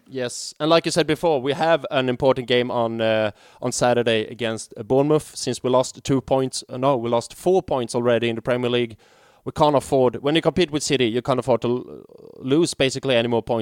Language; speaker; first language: English; non-native, fluent; Swedish